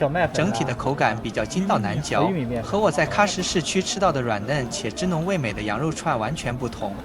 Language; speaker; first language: Chinese; native; Chinese